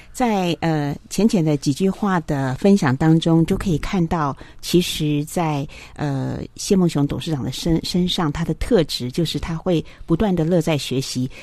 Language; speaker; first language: Chinese; native; Chinese